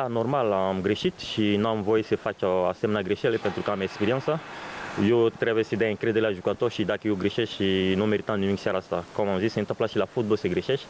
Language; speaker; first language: Romanian; non-native, learner; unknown